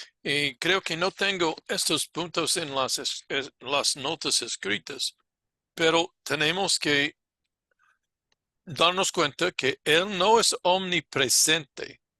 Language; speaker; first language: Spanish; non-native, fluent; English